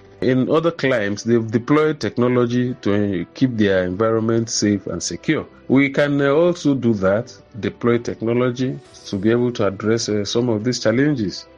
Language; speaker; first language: English; non-native, local second language; Igbo